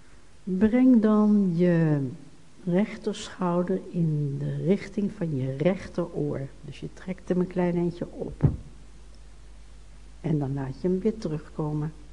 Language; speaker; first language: Dutch; native; Dutch